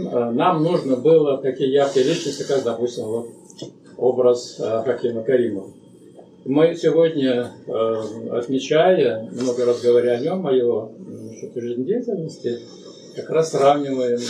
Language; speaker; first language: Russian; native; Russian